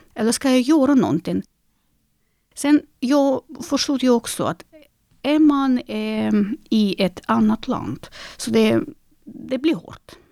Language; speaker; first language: Swedish; non-native, fluent; Russian